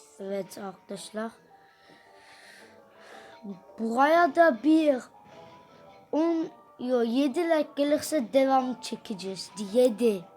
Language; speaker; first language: Turkish; early bilingual, heritage; Dutch